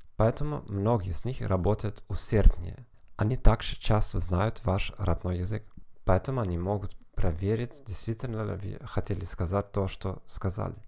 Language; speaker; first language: Russian; non-native, learner; German